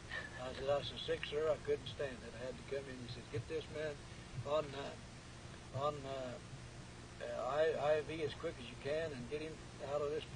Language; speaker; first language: English; native; English